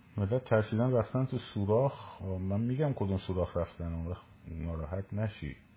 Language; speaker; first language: Persian; native; Persian